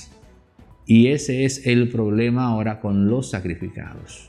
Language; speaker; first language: Spanish; native; Spanish